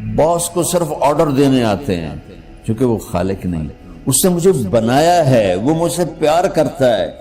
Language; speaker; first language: Urdu; non-native, local second language; Punjabi